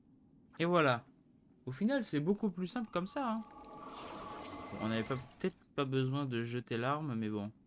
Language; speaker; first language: French; native; French